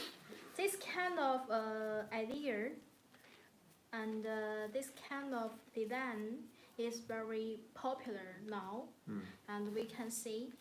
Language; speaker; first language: English; non-native, learner; Chinese